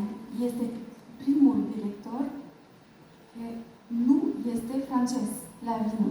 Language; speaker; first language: Romanian; non-native, learner; French